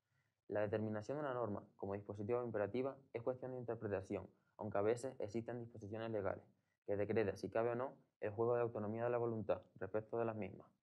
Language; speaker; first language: Spanish; native; Spanish